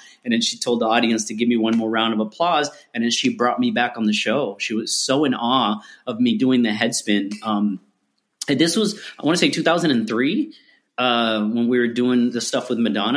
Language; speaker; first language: English; early bilingual, other home language; Spanish